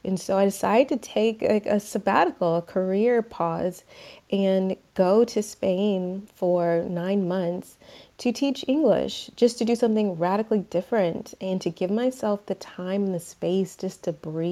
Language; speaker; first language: English; native; English